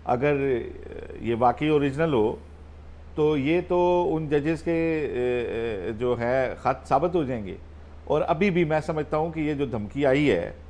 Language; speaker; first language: Urdu; native; Urdu